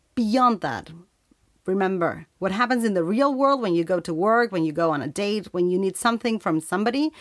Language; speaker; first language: English; non-native, fluent; Spanish